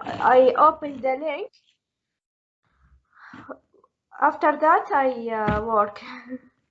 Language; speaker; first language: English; non-native, learner; Arabic